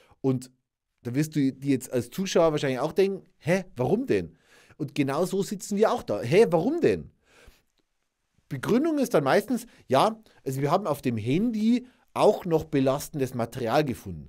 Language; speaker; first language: German; native; German